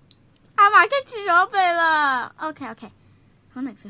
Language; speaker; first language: Chinese; native; Chinese